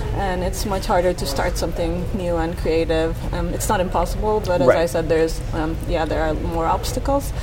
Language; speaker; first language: English; non-native, fluent; Turkish